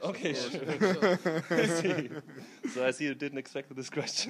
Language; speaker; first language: English; non-native, fluent; German